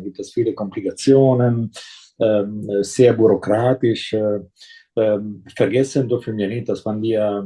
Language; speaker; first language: German; non-native, fluent; Italian